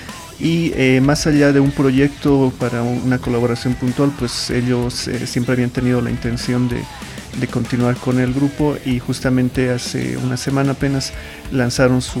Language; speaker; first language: Spanish; native; Spanish